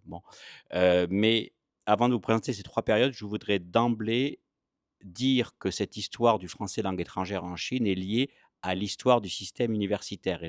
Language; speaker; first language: French; native; French